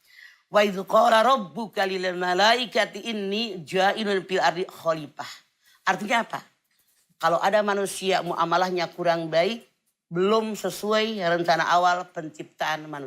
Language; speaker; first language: Indonesian; native; Indonesian